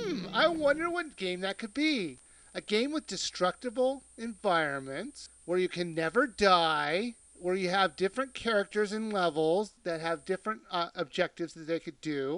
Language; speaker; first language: English; native; English